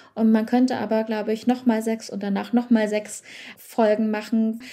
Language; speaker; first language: German; native; German